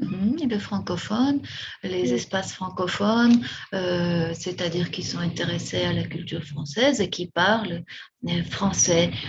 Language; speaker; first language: French; non-native, fluent; Spanish